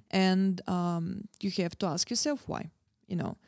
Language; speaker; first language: English; non-native, fluent; Bulgarian